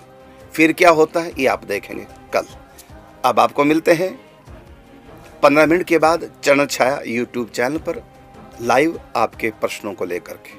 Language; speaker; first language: Hindi; native; Hindi